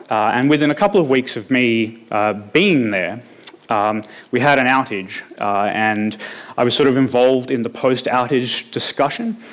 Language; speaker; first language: English; native; English